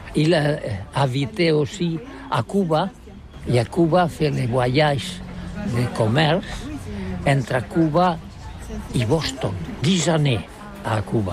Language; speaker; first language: French; non-native, learner; Catalan